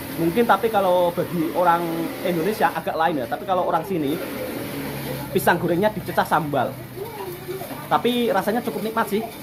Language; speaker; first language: Indonesian; native; Indonesian